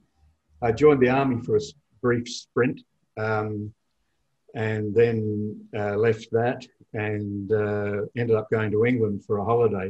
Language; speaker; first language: English; native; English